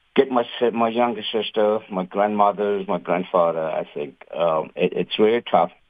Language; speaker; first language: English; non-native, fluent; Khmer